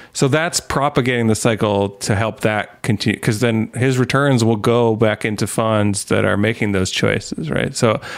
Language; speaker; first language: English; native; English